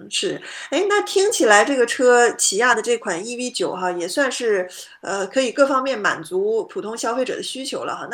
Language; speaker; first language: Chinese; native; Chinese